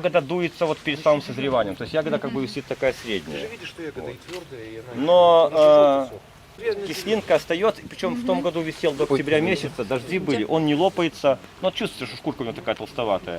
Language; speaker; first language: Russian; native; Russian